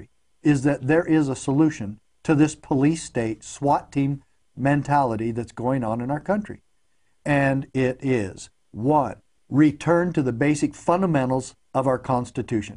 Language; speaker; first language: English; native; English